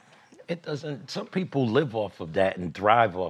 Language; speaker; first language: English; native; English